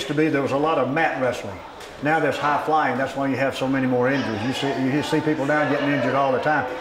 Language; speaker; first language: English; native; English